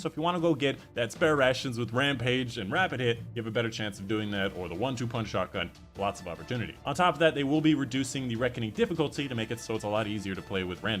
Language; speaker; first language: English; native; English